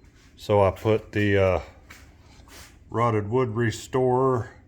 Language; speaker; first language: English; native; English